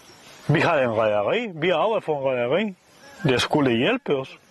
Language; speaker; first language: Danish; non-native, fluent; Spanish